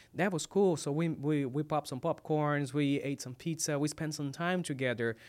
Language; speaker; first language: English; non-native, fluent; Portuguese